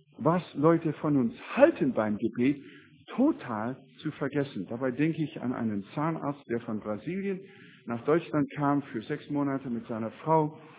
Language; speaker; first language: German; non-native, fluent; English